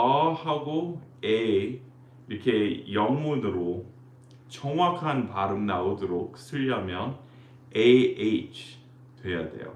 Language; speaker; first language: Korean; non-native, fluent; English